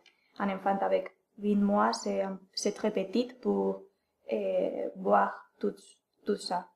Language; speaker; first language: French; non-native, learner; Spanish